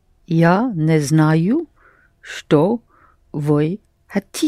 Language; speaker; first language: Russian; non-native, learner; English